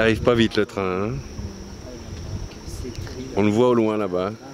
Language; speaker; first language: French; native; French